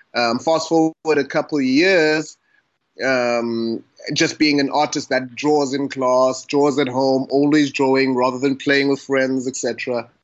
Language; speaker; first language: English; non-native, local second language; Xhosa